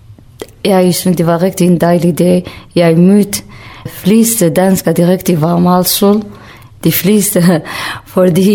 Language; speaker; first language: Danish; non-native, learner; Kurdish